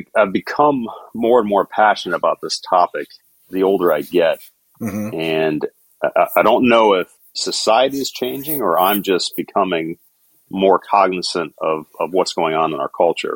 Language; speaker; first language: English; native; English